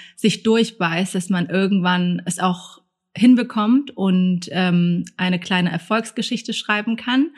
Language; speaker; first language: German; early bilingual, other home language; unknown